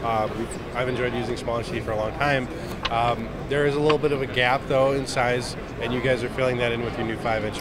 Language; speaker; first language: English; native; English